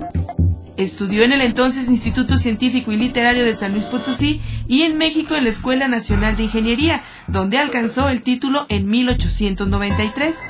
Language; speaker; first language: Spanish; native; Spanish